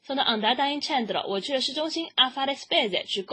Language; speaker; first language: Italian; non-native, fluent; Chinese